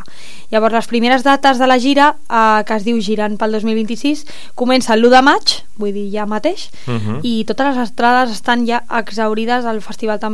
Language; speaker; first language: Catalan; native; Catalan